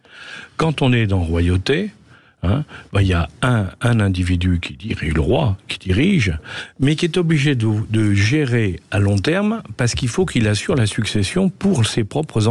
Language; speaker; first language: French; native; French